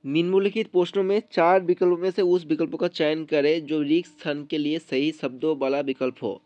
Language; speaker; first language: Hindi; non-native, local second language; Bangla